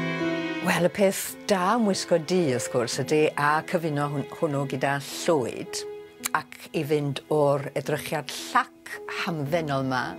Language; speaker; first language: Welsh; native; Welsh